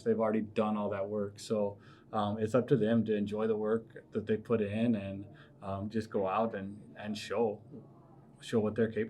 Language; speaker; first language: English; native; English